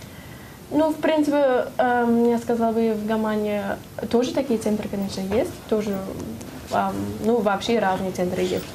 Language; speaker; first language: Russian; non-native, learner; German